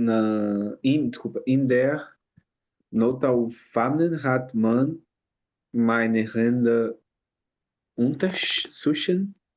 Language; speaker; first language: German; non-native, learner; Portuguese